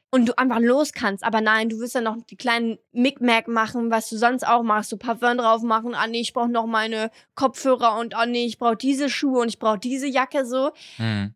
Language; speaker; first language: German; early bilingual, other home language; French